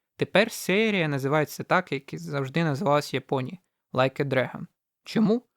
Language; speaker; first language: Ukrainian; native; Ukrainian